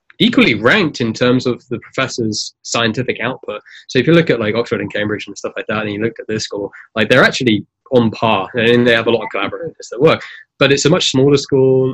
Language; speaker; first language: English; native; English